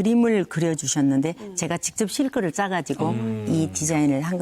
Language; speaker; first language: Korean; native; Korean